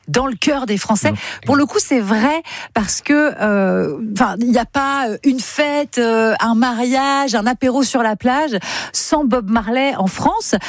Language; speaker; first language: French; native; French